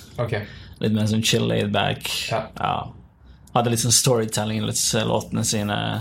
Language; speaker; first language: Norwegian; early bilingual, other home language; Bosnian